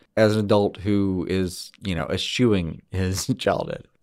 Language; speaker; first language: English; native; English